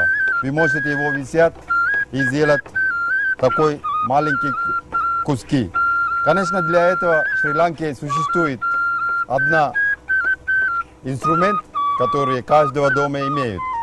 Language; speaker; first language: Russian; non-native, fluent; Sinhala